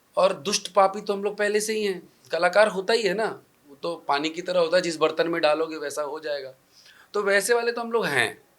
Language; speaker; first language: Hindi; native; Hindi